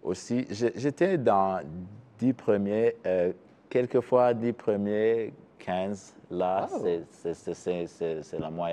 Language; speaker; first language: French; non-native, learner; Kinyarwanda